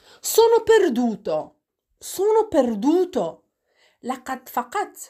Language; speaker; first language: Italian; non-native, fluent; Arabic